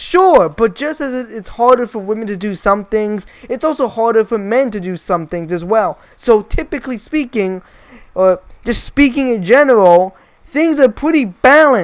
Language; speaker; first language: English; native; English